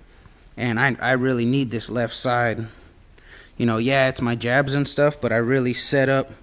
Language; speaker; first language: English; native; English